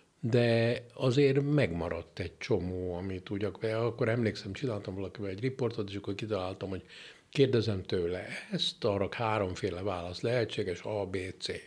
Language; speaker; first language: Hungarian; native; Hungarian